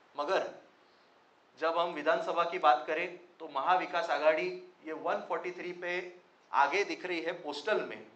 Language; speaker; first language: Hindi; non-native, local second language; Marathi